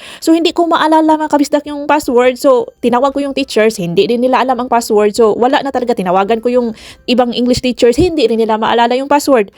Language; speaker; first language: Filipino; non-native, local second language; Cebuano